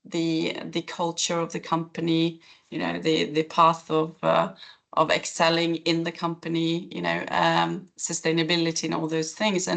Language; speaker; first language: English; non-native, fluent; Norwegian